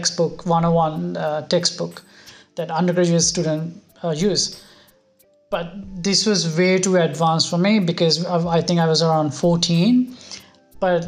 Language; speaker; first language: English; non-native, local second language; Sinhala